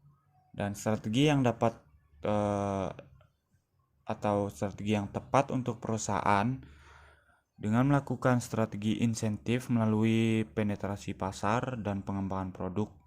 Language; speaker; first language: Indonesian; native; Indonesian